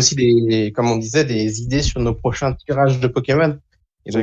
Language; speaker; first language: French; native; French